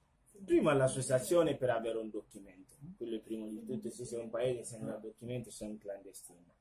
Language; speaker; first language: Italian; non-native, fluent; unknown